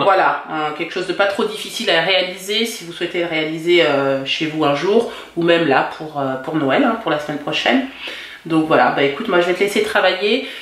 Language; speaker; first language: French; native; French